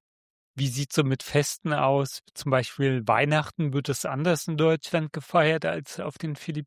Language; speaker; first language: German; native; German